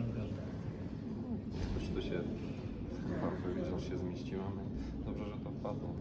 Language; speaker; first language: Polish; non-native, fluent; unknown